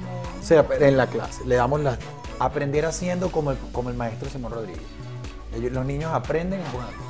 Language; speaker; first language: Spanish; native; Spanish